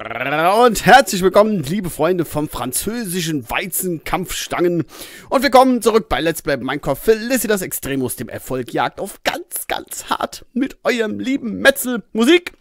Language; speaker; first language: German; native; German